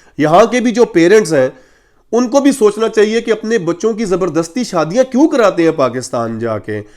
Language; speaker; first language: Urdu; native; Urdu